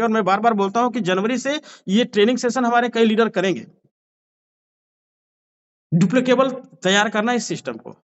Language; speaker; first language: Hindi; native; Hindi